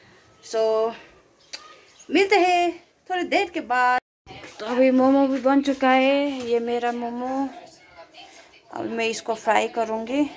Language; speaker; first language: Hindi; non-native, local second language; Nepali